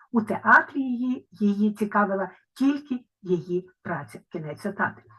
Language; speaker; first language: Ukrainian; native; Ukrainian